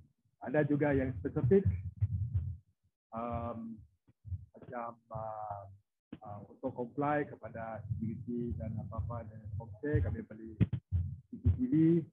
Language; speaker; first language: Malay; non-native, local second language; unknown